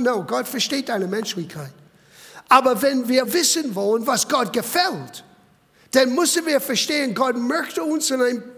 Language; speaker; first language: German; non-native, fluent; English